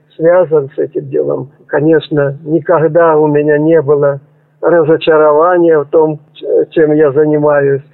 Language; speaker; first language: Russian; native; Russian